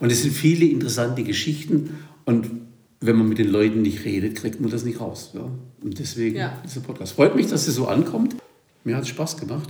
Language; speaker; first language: German; native; German